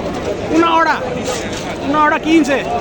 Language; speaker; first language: Spanish; native; Spanish